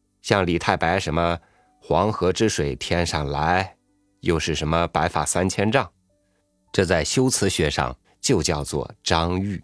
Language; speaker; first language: Chinese; native; Chinese